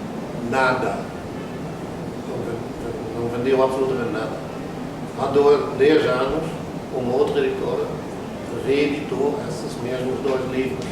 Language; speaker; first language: Portuguese; non-native, fluent; Dutch